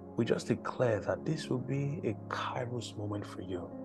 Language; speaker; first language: English; non-native, local second language; Yoruba